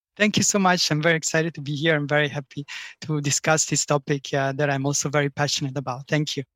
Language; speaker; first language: English; non-native, fluent; Italian